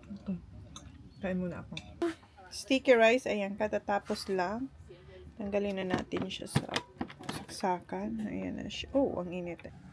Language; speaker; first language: Filipino; non-native, local second language; Bikol